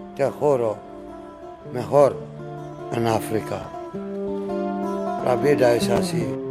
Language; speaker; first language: Spanish; non-native, learner; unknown